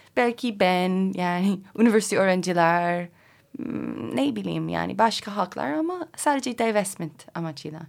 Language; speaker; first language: Turkish; non-native, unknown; English